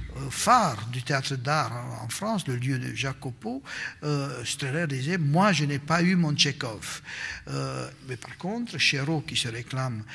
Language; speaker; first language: French; non-native, fluent; Romanian